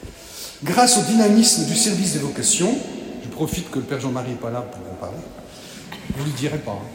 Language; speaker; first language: French; native; French